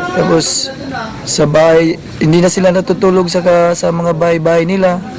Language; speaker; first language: Filipino; non-native, local second language; Cebuano